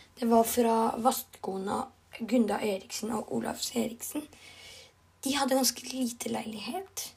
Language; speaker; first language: Norwegian; non-native, learner; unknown